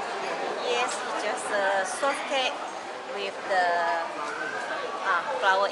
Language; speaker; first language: English; non-native, local second language; Chinese